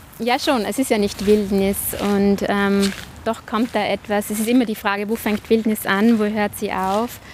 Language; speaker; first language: German; native; German